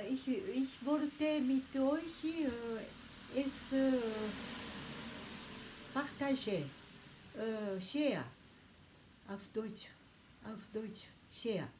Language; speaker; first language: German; non-native, learner; Japanese